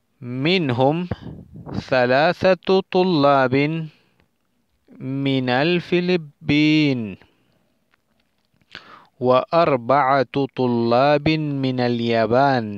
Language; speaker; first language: Arabic; non-native, fluent; Spanish